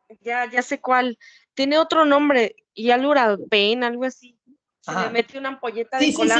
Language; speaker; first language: Spanish; native; Spanish